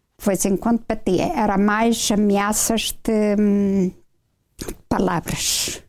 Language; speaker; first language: Portuguese; native; Portuguese